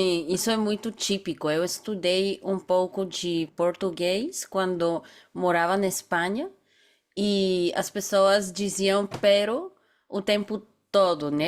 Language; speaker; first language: Portuguese; non-native, fluent; Bulgarian